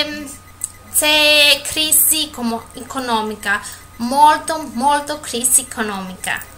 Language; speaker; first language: Italian; non-native, learner; Greek